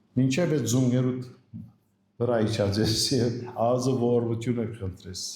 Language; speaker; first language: Armenian; early bilingual, heritage; Armenian